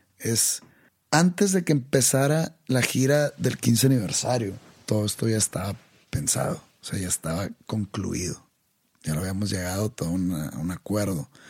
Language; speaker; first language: Spanish; native; Spanish